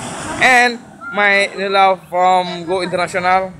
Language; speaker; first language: English; non-native, learner; Indonesian